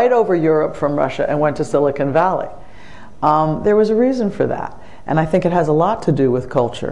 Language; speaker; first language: English; native; English